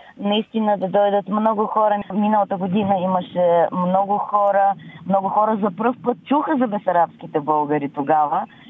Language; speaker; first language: Bulgarian; native; Bulgarian